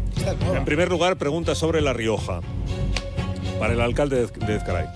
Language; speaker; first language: Spanish; native; Spanish